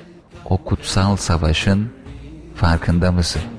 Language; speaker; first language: Turkish; native; Turkish